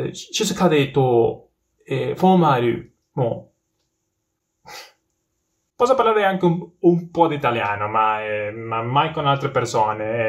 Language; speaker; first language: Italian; non-native, learner; Spanish